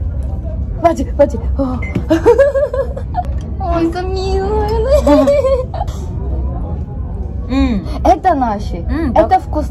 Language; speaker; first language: Russian; non-native, learner; Korean